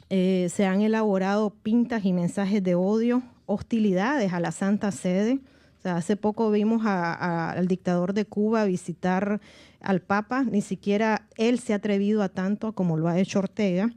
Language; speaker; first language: Spanish; native; Spanish